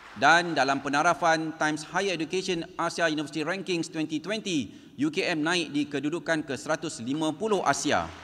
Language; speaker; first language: Malay; native; Malay